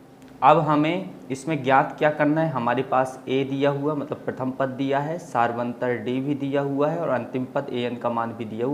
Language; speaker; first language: Hindi; native; Hindi